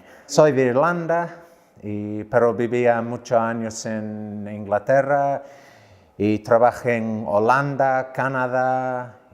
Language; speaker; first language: Spanish; non-native, learner; English